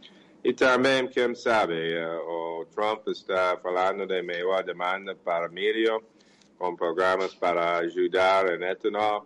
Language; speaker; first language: Portuguese; non-native, fluent; English